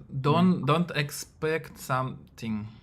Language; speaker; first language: English; non-native, learner; Russian